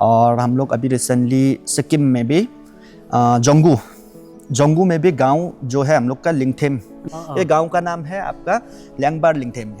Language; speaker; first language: Hindi; non-native, local second language; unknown